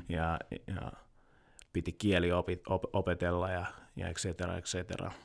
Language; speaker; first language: Finnish; early bilingual, other home language; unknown